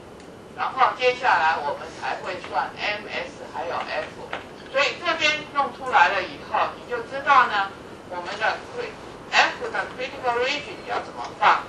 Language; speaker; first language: Chinese; native; Chinese